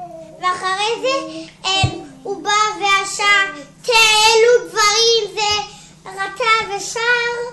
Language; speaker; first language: Hebrew; early bilingual, other home language; Russian